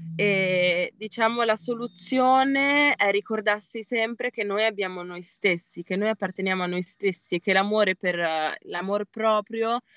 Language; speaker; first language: Italian; native; Italian